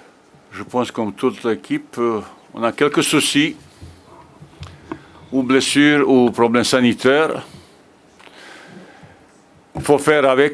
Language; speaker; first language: French; non-native, fluent; Bosnian